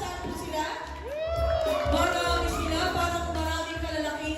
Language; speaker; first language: Filipino; native; Filipino